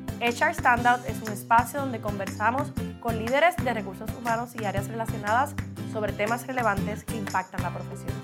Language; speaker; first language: Spanish; native; Spanish